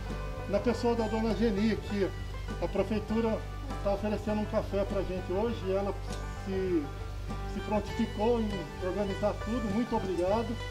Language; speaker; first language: Portuguese; native; Portuguese